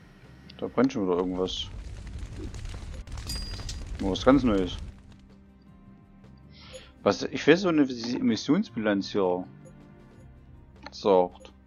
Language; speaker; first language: German; native; German